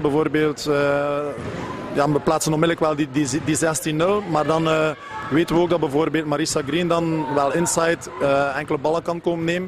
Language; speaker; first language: Dutch; non-native, local second language; French